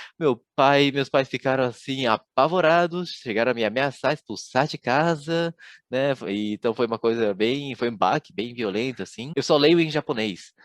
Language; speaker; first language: Portuguese; early bilingual, other home language; Japanese